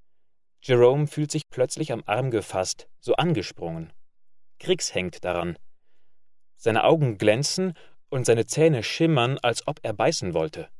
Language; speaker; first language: German; native; German